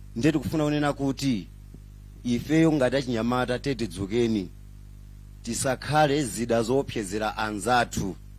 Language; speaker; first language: Nyanja; non-native, local second language; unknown